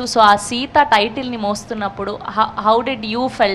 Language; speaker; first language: Telugu; native; Telugu